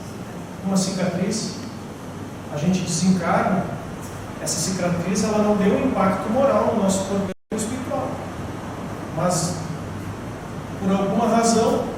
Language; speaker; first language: Portuguese; native; Portuguese